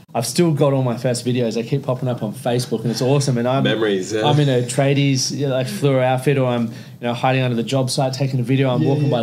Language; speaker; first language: English; native; English